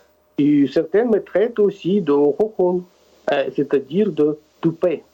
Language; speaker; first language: French; non-native, fluent; Russian